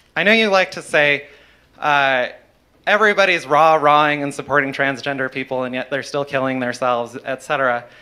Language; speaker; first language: English; native; English